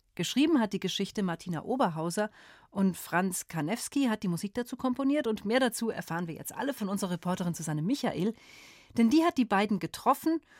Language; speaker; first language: German; native; German